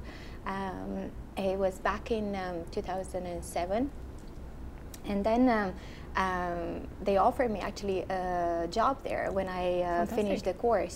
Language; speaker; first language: English; non-native, fluent; Romanian